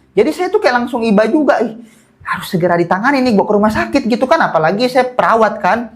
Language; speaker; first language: Indonesian; native; Indonesian